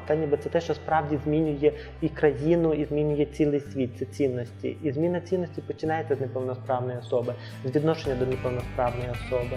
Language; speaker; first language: Ukrainian; native; Ukrainian